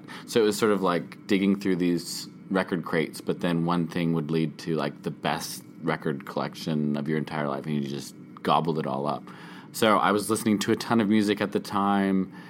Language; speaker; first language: English; native; English